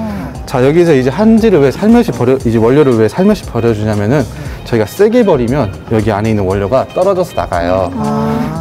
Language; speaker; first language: Korean; native; Korean